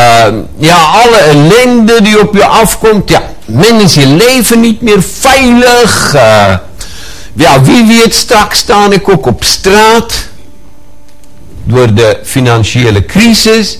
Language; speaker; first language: Dutch; non-native, fluent; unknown